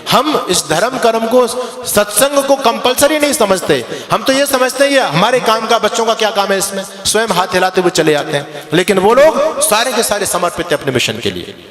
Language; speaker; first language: Hindi; native; Hindi